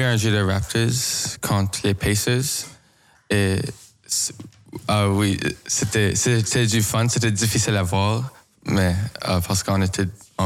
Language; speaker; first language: French; non-native, local second language; English